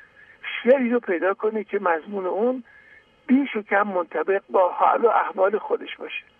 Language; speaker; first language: Persian; native; Persian